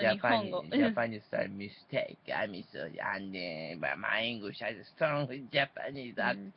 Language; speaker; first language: English; non-native, learner; Japanese